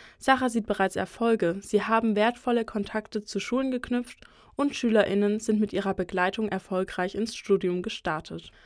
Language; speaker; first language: German; native; German